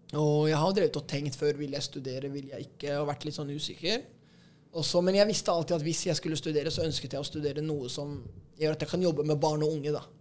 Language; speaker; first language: Norwegian; native; Norwegian